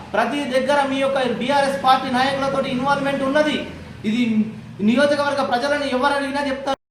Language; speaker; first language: Telugu; native; Telugu